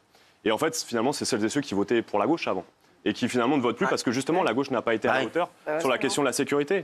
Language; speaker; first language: French; native; French